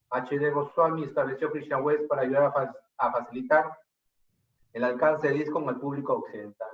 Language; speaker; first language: Spanish; native; Spanish